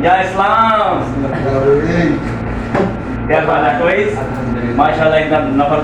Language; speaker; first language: Arabic; non-native, learner; Urdu